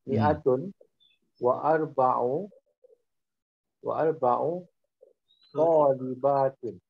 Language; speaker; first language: Arabic; non-native, learner; Malay